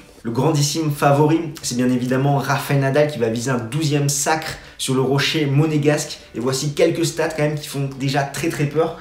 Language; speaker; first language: French; native; French